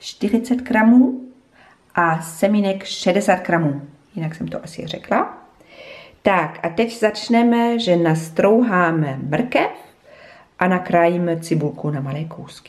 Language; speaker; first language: Czech; non-native, fluent; German